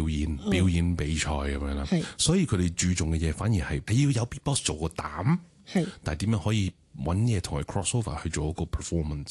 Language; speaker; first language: Cantonese; native; Cantonese